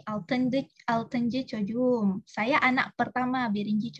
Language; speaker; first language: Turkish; non-native, learner; Indonesian